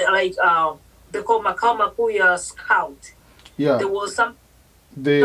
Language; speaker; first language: English; non-native, local second language; Swahili